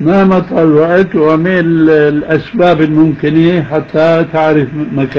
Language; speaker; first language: Arabic; early bilingual, other home language; Albanian